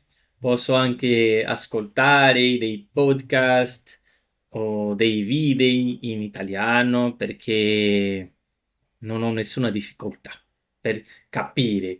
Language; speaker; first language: Italian; non-native, fluent; Portuguese